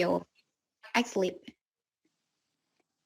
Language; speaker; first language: English; non-native, learner; Vietnamese